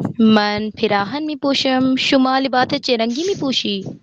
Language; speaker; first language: Persian; non-native, learner; Urdu